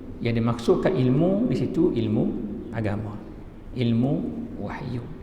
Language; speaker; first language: Malay; native; Malay